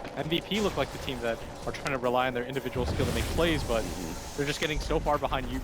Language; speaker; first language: English; native; English